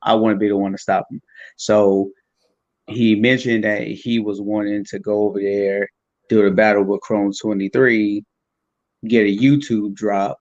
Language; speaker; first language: English; native; English